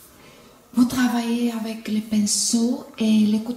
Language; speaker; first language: French; non-native, learner; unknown